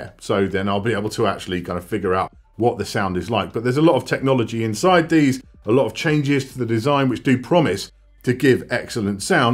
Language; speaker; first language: English; native; English